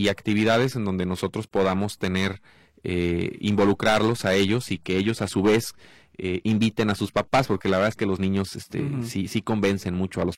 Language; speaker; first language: Spanish; native; Spanish